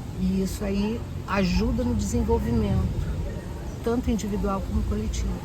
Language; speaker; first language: Portuguese; native; Portuguese